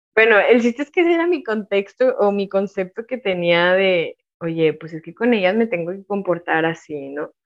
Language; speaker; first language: Spanish; native; Spanish